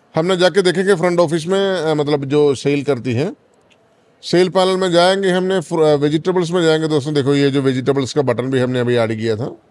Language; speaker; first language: Hindi; non-native, local second language; Malayalam